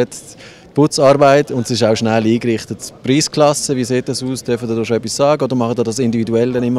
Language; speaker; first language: German; native; German